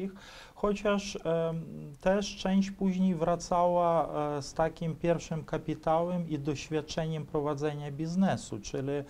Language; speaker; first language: Polish; non-native, fluent; Ukrainian